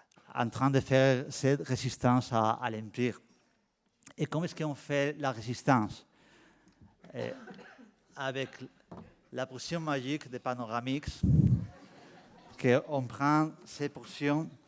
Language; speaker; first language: French; non-native, learner; Spanish